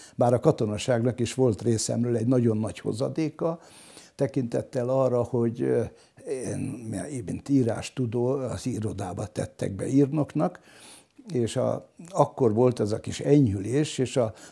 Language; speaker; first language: Hungarian; non-native, local second language; German